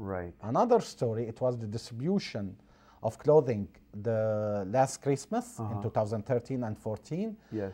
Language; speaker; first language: English; non-native, fluent; Arabic